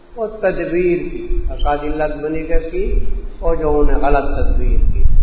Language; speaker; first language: Urdu; non-native, local second language; Saraiki